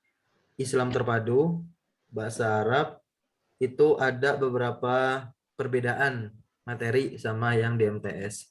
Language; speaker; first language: Indonesian; native; Indonesian